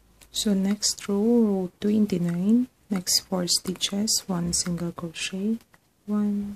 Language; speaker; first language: English; non-native, fluent; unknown